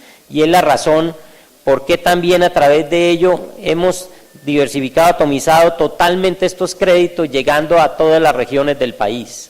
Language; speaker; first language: Spanish; native; Spanish